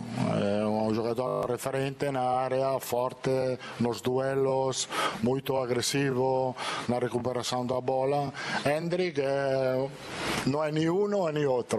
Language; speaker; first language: Portuguese; non-native, fluent; Italian